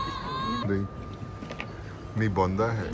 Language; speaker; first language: Hindi; non-native, local second language; Telugu